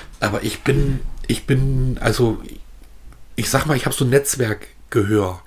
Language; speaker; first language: German; native; German